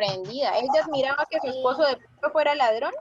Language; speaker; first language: Spanish; native; Spanish